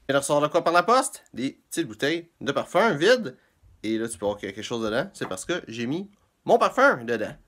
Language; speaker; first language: French; native; French